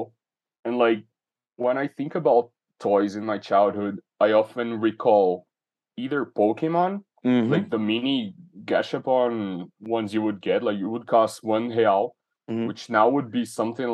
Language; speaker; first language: English; non-native, fluent; Portuguese